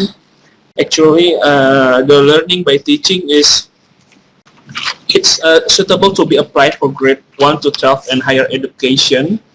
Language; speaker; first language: English; non-native, fluent; Indonesian